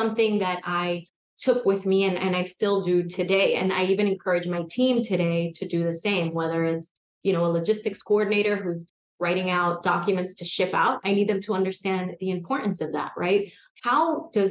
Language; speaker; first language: English; native; English